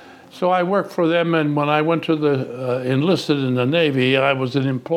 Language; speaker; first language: English; early bilingual, other home language; Italian